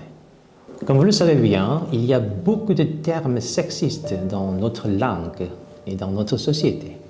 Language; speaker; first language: French; non-native, fluent; Korean